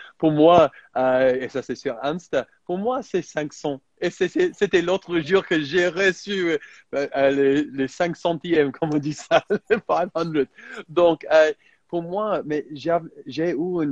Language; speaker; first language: French; non-native, fluent; English